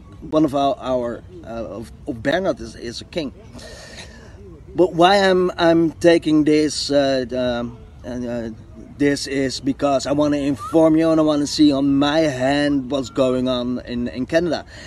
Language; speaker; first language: English; non-native, fluent; Dutch